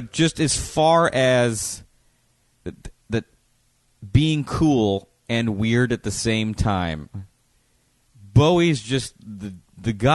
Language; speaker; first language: English; native; English